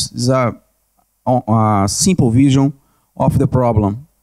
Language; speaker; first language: English; non-native, learner; Portuguese